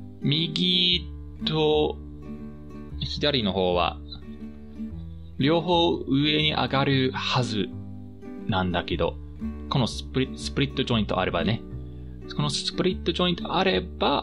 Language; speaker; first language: Japanese; non-native, fluent; English